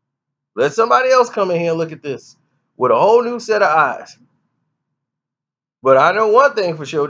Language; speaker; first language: English; native; English